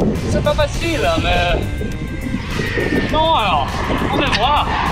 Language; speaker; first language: French; non-native, learner; Norwegian